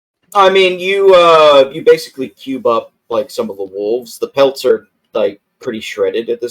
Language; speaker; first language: English; native; English